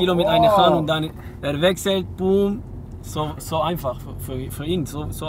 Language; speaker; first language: German; non-native, learner; Spanish